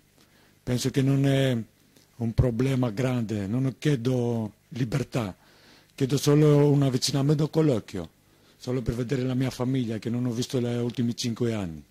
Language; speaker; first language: Italian; non-native, learner; Greek